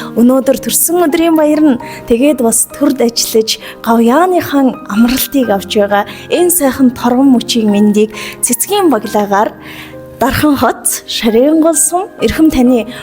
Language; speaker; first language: Mongolian; non-native, local second language; Kazakh